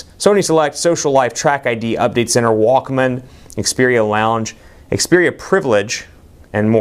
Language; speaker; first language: English; native; English